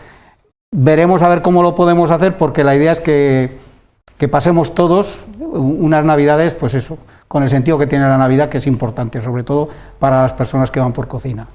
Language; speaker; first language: Spanish; native; Spanish